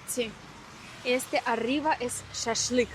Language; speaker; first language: Spanish; non-native, learner; Russian